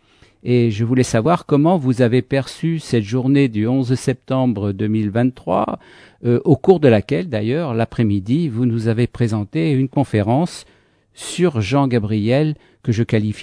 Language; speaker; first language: French; native; French